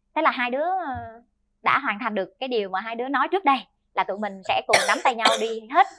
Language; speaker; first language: Vietnamese; native; Vietnamese